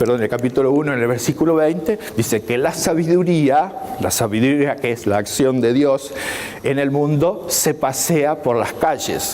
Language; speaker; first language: Spanish; native; Spanish